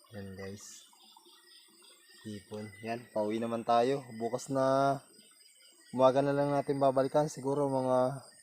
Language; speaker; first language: Filipino; native; Filipino